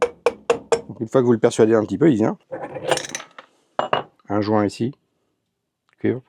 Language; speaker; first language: French; native; French